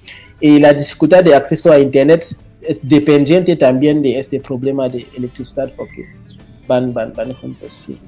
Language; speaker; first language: Spanish; non-native, fluent; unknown